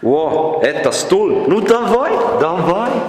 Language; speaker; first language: Russian; non-native, learner; Estonian